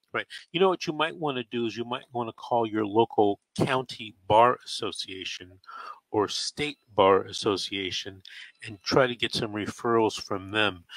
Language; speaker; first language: English; native; English